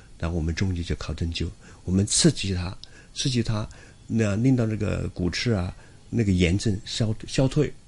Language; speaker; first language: Chinese; non-native, local second language; Cantonese